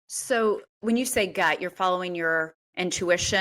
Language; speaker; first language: English; native; English